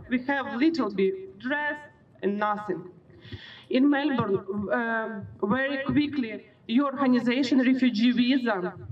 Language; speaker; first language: English; non-native, learner; Ukrainian